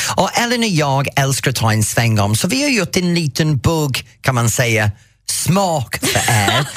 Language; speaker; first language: Swedish; non-native, fluent; English